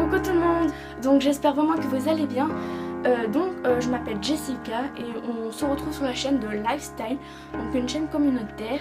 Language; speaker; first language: French; native; French